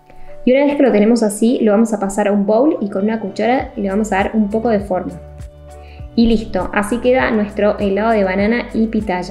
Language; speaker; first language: Spanish; native; Spanish